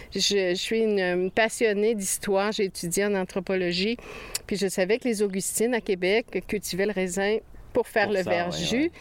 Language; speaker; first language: French; native; French